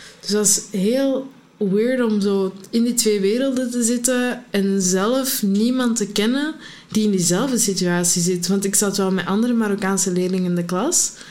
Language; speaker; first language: Dutch; early bilingual, other home language; Arabic